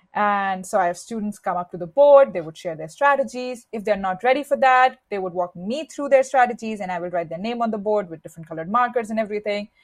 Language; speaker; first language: English; non-native, local second language; Hindi